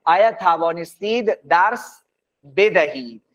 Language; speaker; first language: Persian; non-native, fluent; Urdu